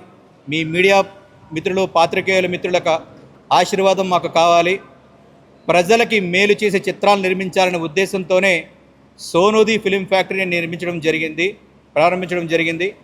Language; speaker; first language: Telugu; native; Telugu